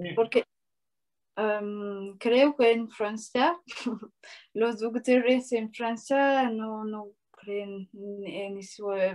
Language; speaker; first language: Spanish; non-native, learner; French